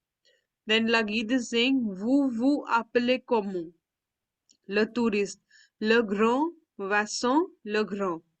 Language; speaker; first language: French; non-native, fluent; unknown